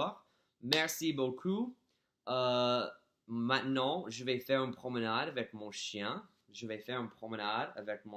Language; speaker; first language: French; non-native, fluent; English